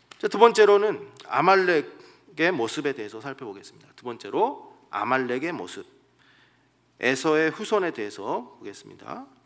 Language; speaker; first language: Korean; native; Korean